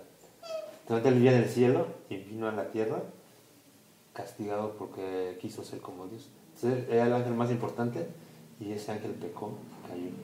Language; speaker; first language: Spanish; native; Spanish